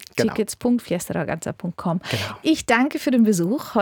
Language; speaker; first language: German; native; German